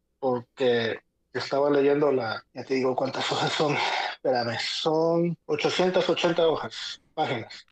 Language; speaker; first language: Spanish; native; Spanish